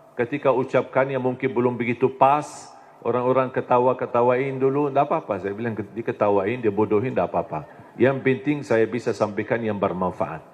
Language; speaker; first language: Indonesian; non-native, fluent; Arabic